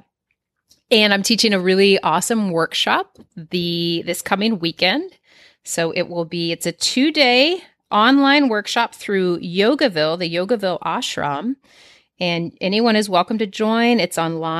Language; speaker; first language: English; native; English